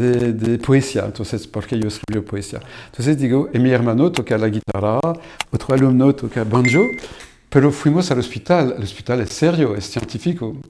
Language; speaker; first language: Spanish; non-native, fluent; French